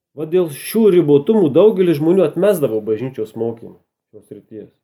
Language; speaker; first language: Lithuanian; native; Lithuanian